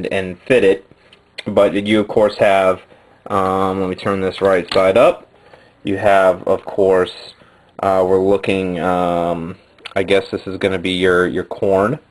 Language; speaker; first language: English; native; English